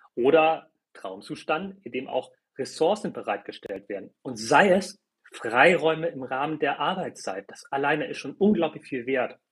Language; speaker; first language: German; early bilingual, other home language; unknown